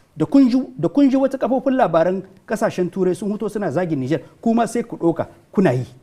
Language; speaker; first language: Hausa; non-native, local second language; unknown